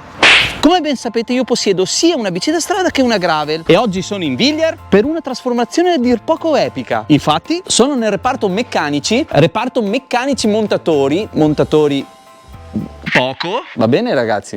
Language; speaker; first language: Italian; native; Italian